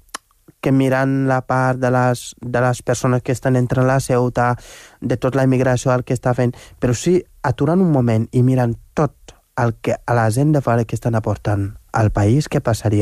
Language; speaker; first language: Catalan; non-native, fluent; Wolof